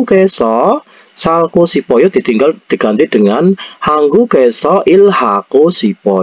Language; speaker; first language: Korean; non-native, fluent; Indonesian